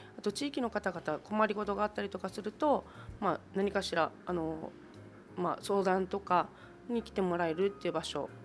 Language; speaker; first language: Japanese; native; Japanese